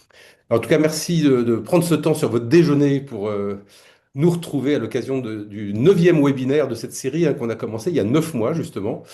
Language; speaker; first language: French; native; French